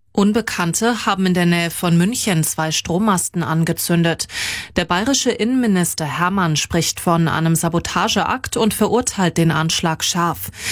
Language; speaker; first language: German; native; German